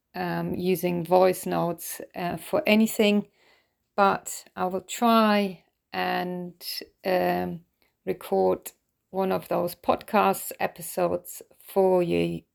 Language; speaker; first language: English; non-native, fluent; German